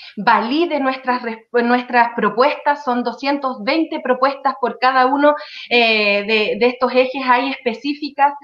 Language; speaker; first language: Spanish; native; Spanish